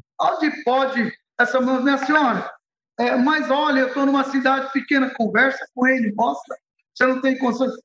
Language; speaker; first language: Portuguese; early bilingual, other home language; Arabic